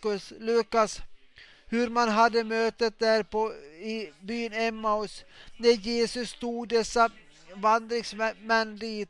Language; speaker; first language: Swedish; non-native, local second language; Finnish